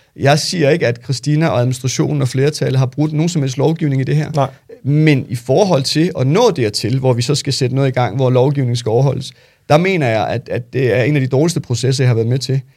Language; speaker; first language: Danish; early bilingual, other home language; Turkish